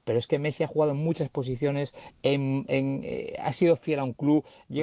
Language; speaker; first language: Spanish; native; Spanish